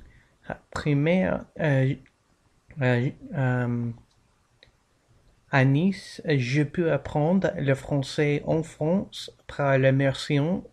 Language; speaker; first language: French; non-native, learner; English